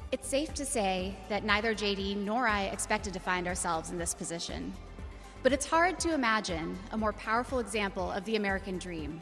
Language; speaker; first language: English; native; English